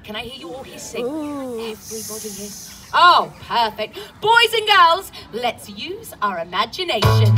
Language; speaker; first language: English; native; English